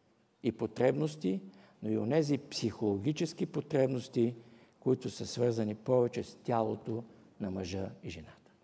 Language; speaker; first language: Bulgarian; native; Bulgarian